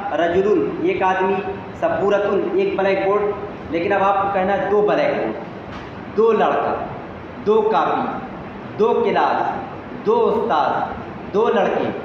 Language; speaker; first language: Urdu; native; Urdu